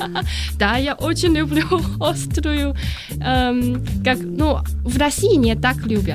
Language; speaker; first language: Russian; non-native, learner; Chinese